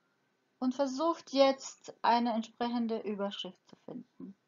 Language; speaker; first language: German; non-native, fluent; Croatian